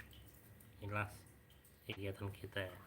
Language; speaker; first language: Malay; non-native, local second language; Minangkabau